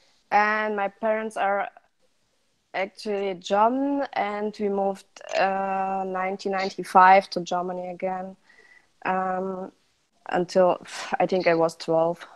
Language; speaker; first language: English; non-native, learner; Russian